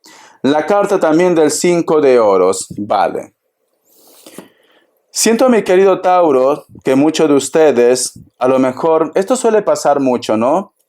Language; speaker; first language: Spanish; native; Spanish